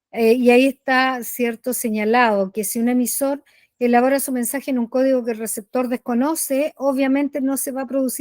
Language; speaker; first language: Spanish; native; Spanish